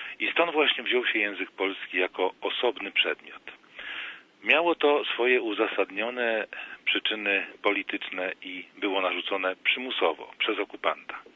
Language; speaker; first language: Polish; native; Polish